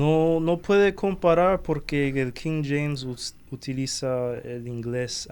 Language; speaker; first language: Spanish; non-native, fluent; Chinese